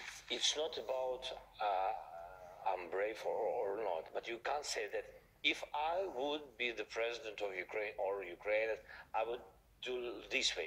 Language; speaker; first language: English; non-native, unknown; Ukrainian